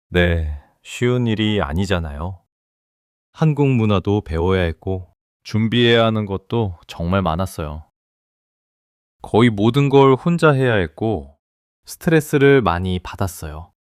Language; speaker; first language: Korean; early bilingual, heritage; English